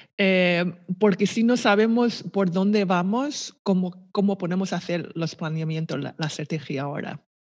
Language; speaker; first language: Spanish; non-native, fluent; Chinese